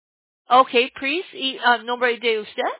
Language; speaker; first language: Spanish; non-native, learner; English